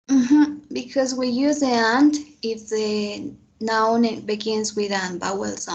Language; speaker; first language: English; non-native, learner; Spanish